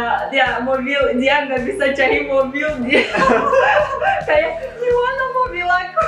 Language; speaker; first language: Indonesian; non-native, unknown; Russian